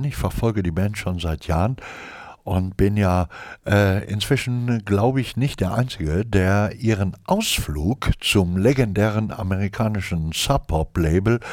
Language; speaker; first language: German; native; German